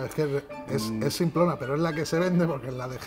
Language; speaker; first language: Spanish; native; Spanish